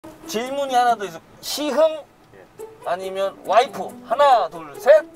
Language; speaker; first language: Korean; native; Korean